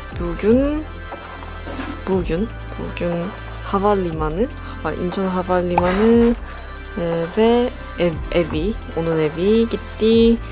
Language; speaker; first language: Turkish; non-native, learner; Korean